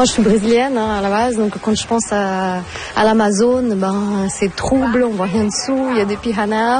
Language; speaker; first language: French; non-native, fluent; Portuguese